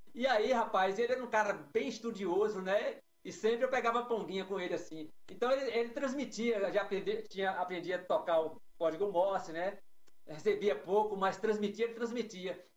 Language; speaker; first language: Portuguese; native; Portuguese